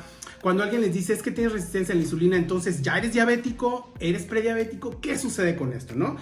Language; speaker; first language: Spanish; native; Spanish